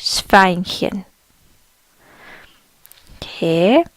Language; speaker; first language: German; non-native, fluent; English